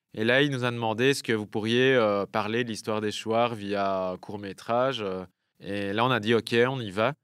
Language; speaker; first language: French; native; French